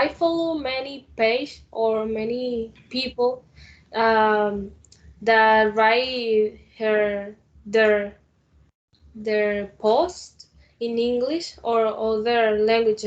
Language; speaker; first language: English; non-native, learner; Spanish